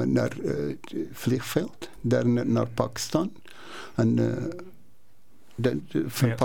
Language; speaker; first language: Dutch; non-native, learner; Persian